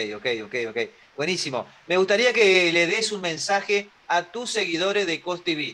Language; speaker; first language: Spanish; native; Spanish